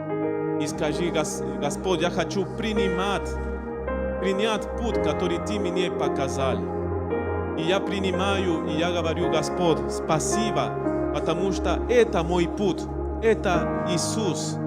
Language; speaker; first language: Russian; non-native, learner; Spanish